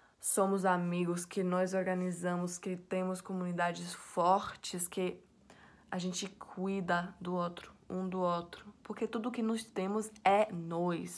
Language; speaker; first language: Portuguese; non-native, fluent; English